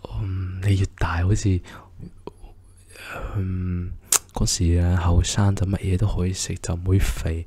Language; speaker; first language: Cantonese; early bilingual, heritage; Cantonese